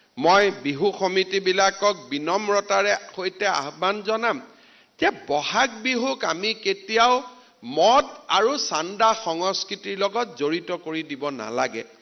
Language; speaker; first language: Assamese; native; Assamese